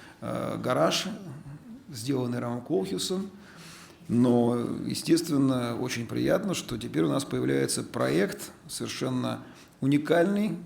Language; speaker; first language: Russian; native; Russian